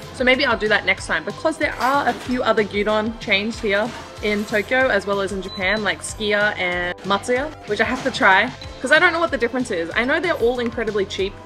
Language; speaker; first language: English; native; English